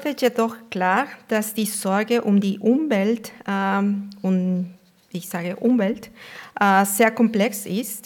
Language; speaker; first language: German; non-native, fluent; Spanish